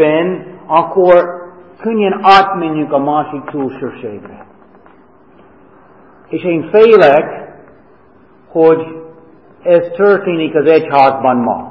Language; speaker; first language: Hungarian; non-native, fluent; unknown